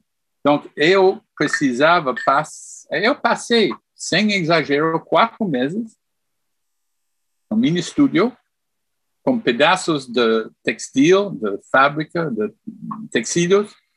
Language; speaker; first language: Portuguese; non-native, fluent; English